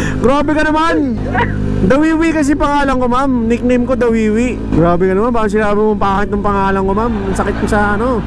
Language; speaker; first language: Filipino; native; Filipino